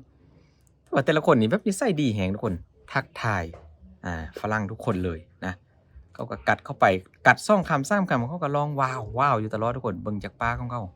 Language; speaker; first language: Thai; non-native, local second language; Northeastern Thai